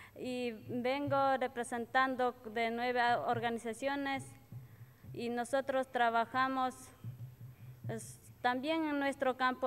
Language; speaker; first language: Spanish; non-native, local second language; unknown